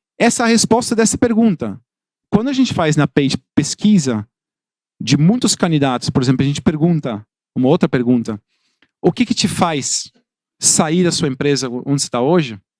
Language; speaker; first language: Portuguese; non-native, fluent; Dutch